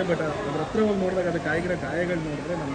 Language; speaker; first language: Kannada; native; Kannada